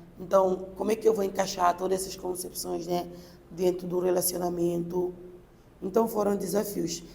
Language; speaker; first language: Portuguese; non-native, local second language; Upper Guinea Crioulo